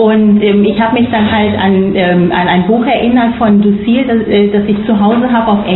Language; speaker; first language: German; non-native, fluent; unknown